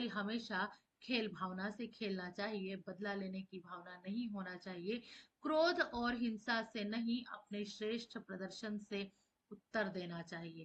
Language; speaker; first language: Hindi; native; Hindi